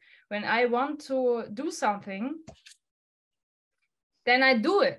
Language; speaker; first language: English; non-native, fluent; German